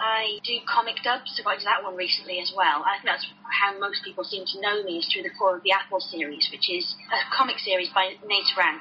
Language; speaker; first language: English; native; English